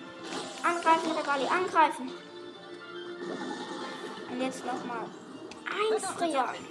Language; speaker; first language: German; native; German